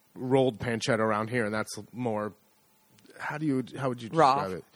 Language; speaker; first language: English; native; English